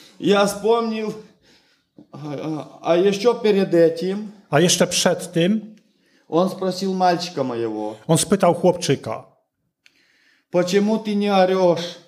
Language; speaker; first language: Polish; non-native, learner; Russian